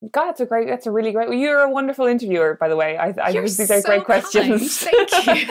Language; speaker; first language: English; native; English